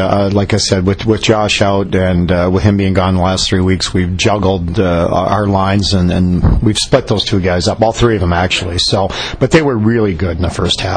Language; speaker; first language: English; native; English